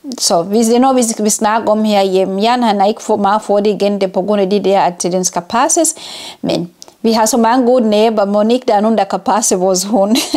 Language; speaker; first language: Danish; non-native, fluent; Ganda